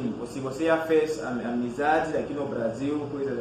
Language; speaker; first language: Portuguese; non-native, fluent; Fang